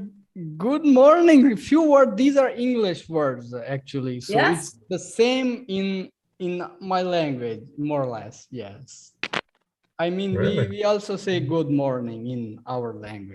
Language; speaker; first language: English; non-native, local second language; Urdu